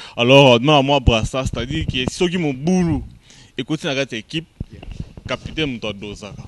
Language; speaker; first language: French; non-native, local second language; Lingala